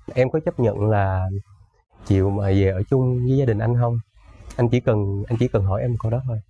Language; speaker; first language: Vietnamese; native; Vietnamese